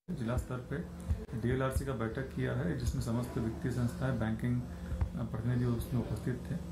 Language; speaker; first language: Hindi; native; Hindi